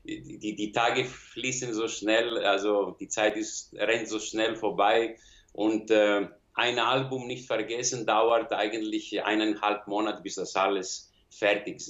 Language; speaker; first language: German; non-native, learner; Greek